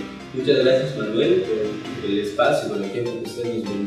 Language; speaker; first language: Spanish; non-native, local second language; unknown